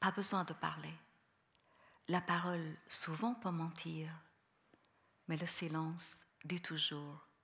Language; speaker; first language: French; non-native, fluent; Albanian